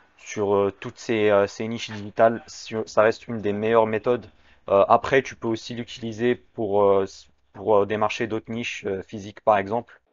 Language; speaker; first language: French; native; French